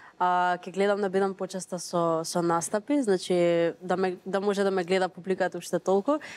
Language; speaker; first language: Macedonian; native; Macedonian